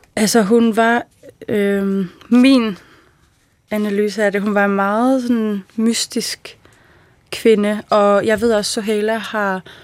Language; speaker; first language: Danish; early bilingual, other home language; Persian